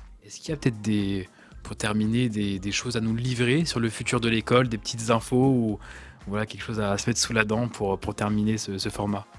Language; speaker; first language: French; native; French